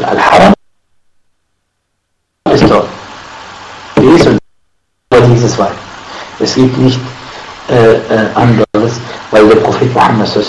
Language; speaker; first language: German; non-native, fluent; Arabic